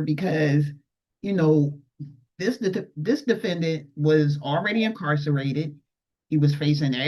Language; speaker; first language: English; native; English